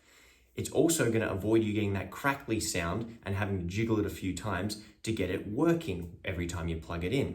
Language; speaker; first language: English; native; English